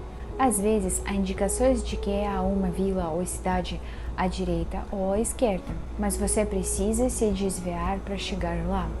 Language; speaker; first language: Portuguese; non-native, fluent; Russian